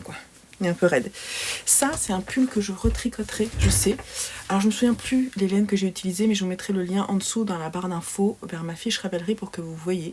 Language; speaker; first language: French; native; French